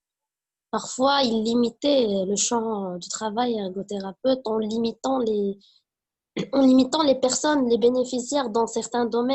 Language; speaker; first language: French; non-native, local second language; Arabic